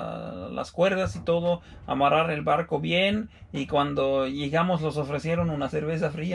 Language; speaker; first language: Spanish; non-native, fluent; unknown